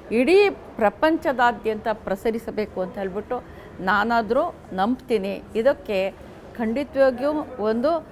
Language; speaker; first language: Kannada; non-native, local second language; Urdu